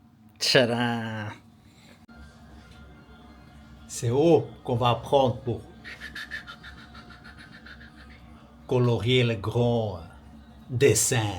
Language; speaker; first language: French; non-native, fluent; Portuguese